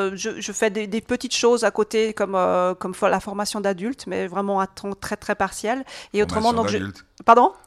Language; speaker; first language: French; native; French